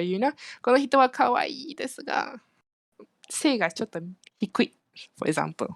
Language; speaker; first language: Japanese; non-native, fluent; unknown